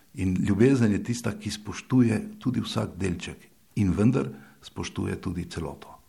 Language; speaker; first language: Slovenian; native; Slovenian